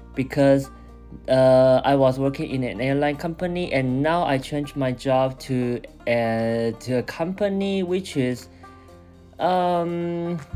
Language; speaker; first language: English; non-native, fluent; Chinese